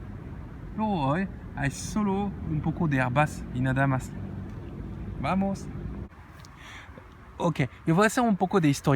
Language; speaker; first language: Spanish; non-native, learner; French